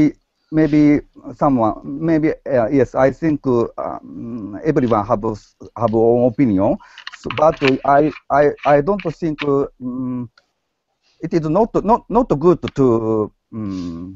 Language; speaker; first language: English; non-native, learner; Japanese